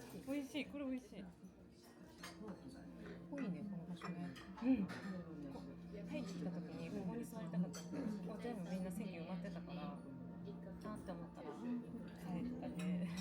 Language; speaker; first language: Japanese; native; Japanese